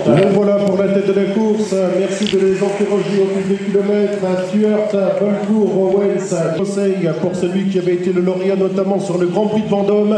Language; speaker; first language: French; native; French